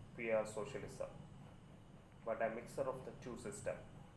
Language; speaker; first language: English; non-native, local second language; Malayalam